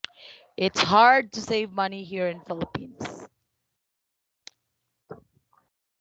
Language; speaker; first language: English; non-native, fluent; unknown